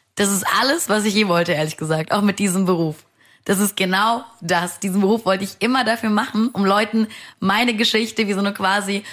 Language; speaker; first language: German; early bilingual, other home language; Romanian